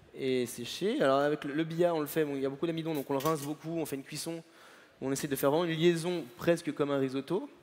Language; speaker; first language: French; native; French